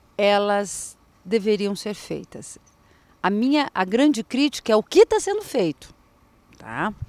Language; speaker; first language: Portuguese; native; Portuguese